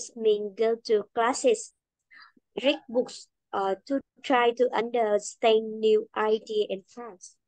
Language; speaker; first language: English; non-native, learner; Vietnamese